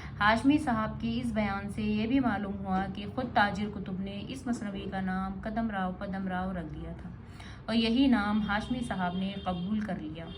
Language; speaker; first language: Urdu; native; Urdu